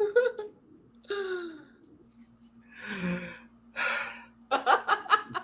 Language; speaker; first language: English; non-native, local second language; Filipino